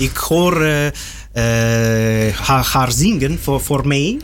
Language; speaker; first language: Dutch; non-native, learner; Russian